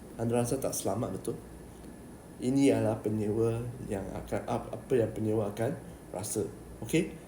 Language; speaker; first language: Malay; native; Malay